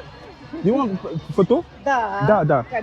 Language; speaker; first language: English; non-native, learner; French